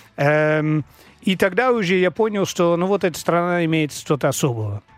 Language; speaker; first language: Russian; non-native, learner; Dutch